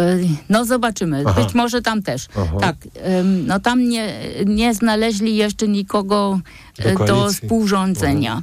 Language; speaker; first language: Polish; non-native, fluent; German